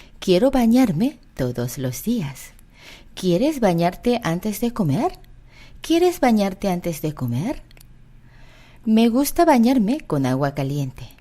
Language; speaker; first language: Spanish; non-native, fluent; Korean